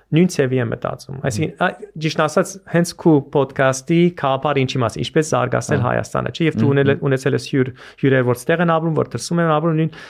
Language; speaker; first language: Armenian; native; Armenian